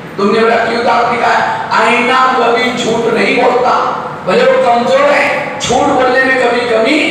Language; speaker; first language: Hindi; non-native, local second language; Marathi